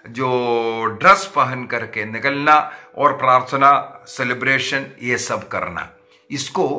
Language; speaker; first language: Hindi; non-native, local second language; Malayalam